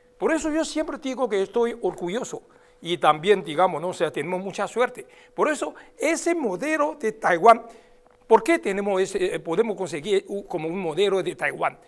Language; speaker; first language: Spanish; non-native, fluent; Chinese